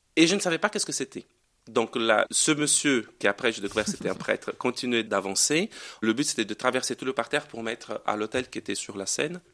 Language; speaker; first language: French; non-native, fluent; Portuguese